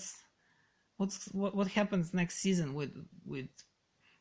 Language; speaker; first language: English; non-native, fluent; Serbian